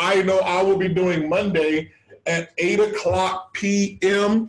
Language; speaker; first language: English; native; English